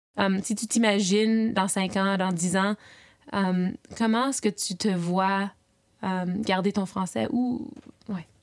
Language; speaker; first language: French; native; French